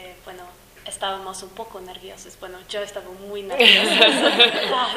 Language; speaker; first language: Spanish; non-native, fluent; English